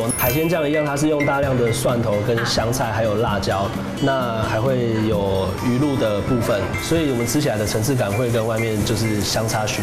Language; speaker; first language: Chinese; native; Chinese